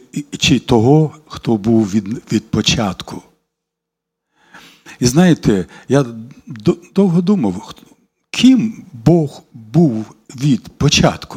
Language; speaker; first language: Ukrainian; non-native, local second language; Russian